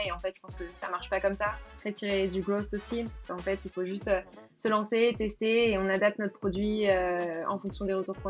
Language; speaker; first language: French; native; French